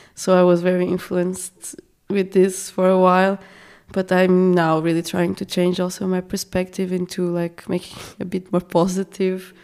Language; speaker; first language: English; non-native, fluent; Portuguese